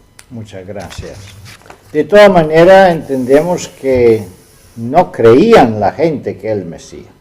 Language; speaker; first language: Spanish; non-native, fluent; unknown